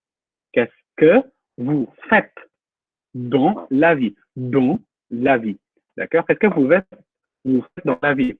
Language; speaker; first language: French; non-native, fluent; Indonesian